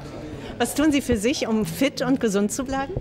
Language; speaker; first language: German; native; German